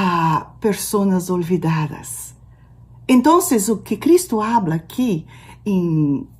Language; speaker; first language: Spanish; non-native, local second language; Portuguese